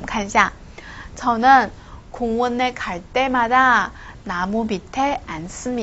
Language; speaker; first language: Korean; non-native, fluent; Chinese